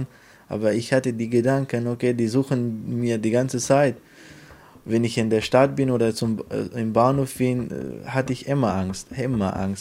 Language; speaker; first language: German; non-native, fluent; Persian